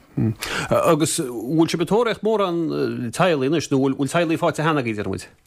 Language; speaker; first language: Irish; native; Irish